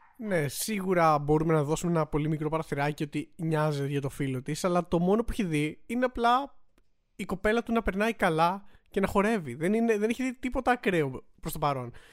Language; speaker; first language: Greek; native; Greek